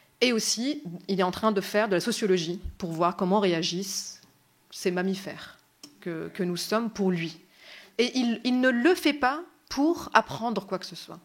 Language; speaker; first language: French; non-native, local second language; Arabic